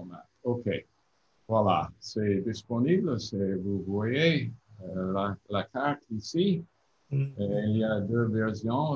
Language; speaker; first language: French; non-native, learner; English